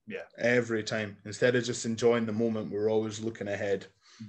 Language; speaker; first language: English; native; English